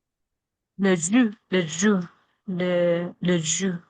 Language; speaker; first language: French; non-native, learner; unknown